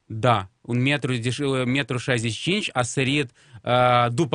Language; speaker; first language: Romanian; non-native, local second language; Russian